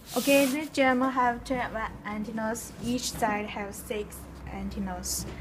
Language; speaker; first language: English; non-native, learner; Chinese